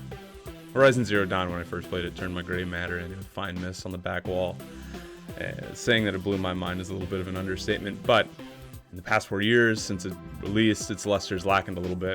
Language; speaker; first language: English; native; English